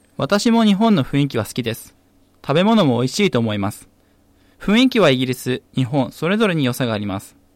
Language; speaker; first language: Japanese; native; Japanese